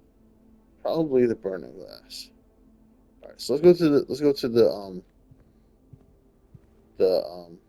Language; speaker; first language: English; native; English